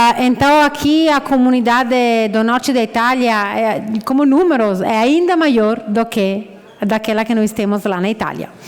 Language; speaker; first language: Portuguese; non-native, fluent; Italian